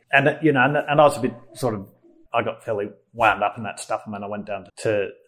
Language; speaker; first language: English; native; English